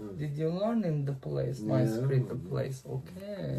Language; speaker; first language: English; non-native, learner; Turkish